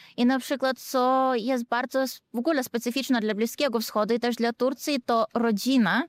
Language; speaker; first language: Polish; native; Polish